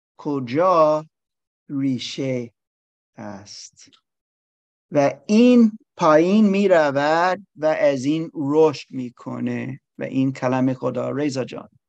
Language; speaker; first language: Persian; non-native, learner; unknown